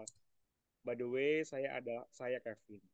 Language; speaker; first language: English; non-native, learner; Indonesian